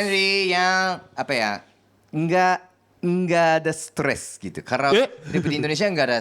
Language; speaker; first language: Indonesian; non-native, learner; Japanese